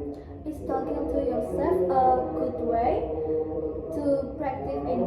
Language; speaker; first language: English; non-native, learner; Indonesian